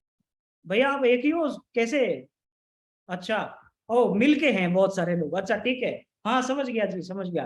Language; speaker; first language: Hindi; native; Hindi